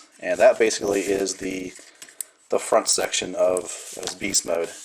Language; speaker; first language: English; native; English